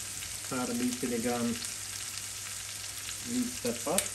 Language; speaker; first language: Swedish; non-native, learner; Arabic